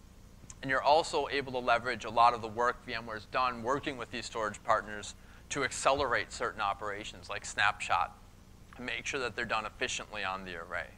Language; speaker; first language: English; native; English